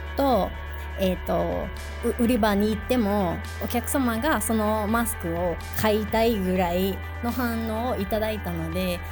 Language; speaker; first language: Japanese; non-native, fluent; Thai